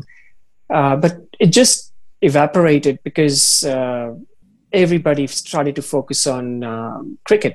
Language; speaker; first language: English; non-native, local second language; Hindi